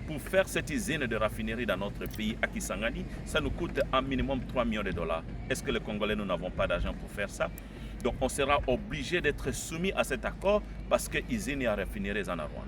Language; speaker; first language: French; non-native, local second language; Lingala